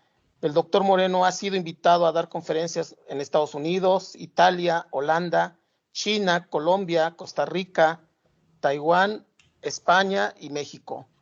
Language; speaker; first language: Spanish; native; Spanish